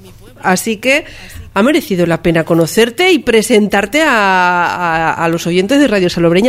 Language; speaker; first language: Spanish; native; Spanish